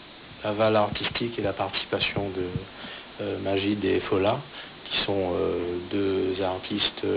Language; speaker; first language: French; native; French